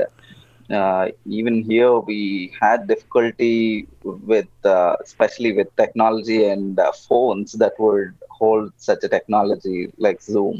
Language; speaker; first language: English; non-native, local second language; Telugu